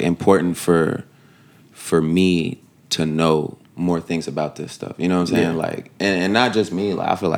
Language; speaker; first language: English; native; English